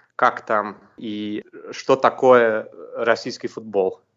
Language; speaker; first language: Russian; non-native, fluent; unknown